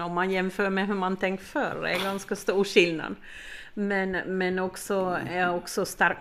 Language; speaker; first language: Swedish; native; Swedish